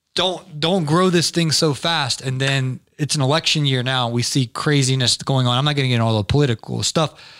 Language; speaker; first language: English; native; English